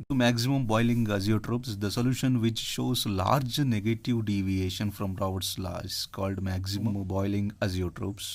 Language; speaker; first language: English; non-native, local second language; Kannada